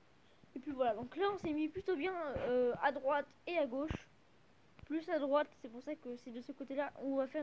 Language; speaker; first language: French; native; French